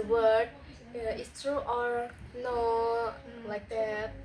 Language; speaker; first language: English; non-native, learner; Indonesian